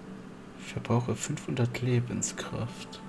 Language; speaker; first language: German; non-native, local second language; Luxembourgish